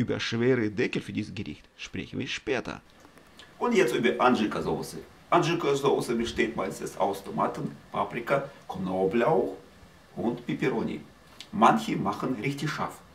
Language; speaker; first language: German; non-native, learner; Russian